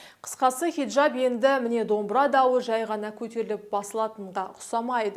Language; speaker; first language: Kazakh; native; Kazakh